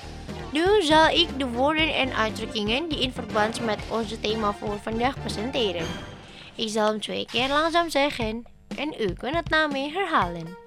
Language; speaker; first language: Dutch; non-native, learner; Indonesian